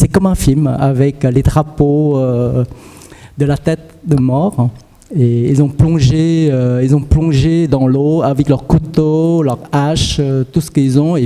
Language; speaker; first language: French; early bilingual, other home language; Vietnamese